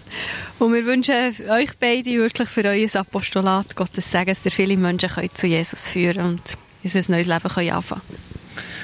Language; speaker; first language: German; native; German